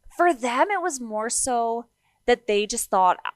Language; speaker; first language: English; native; English